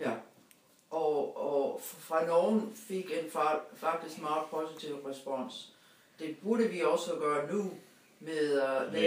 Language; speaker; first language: Danish; non-native, fluent; English